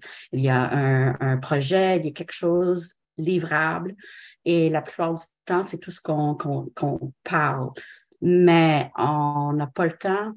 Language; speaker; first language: French; non-native, local second language; English